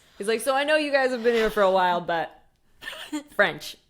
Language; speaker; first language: English; native; English